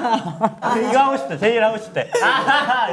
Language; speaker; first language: Korean; native; Korean